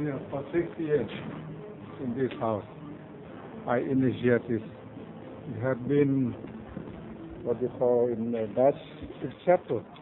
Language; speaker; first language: English; non-native, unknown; Thai